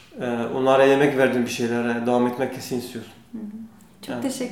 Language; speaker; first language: Turkish; non-native, learner; Kurdish